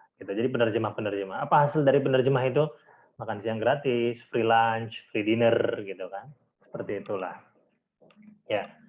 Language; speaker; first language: Indonesian; native; Indonesian